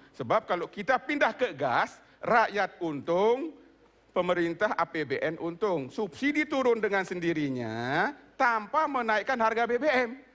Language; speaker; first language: Indonesian; non-native, local second language; Sasak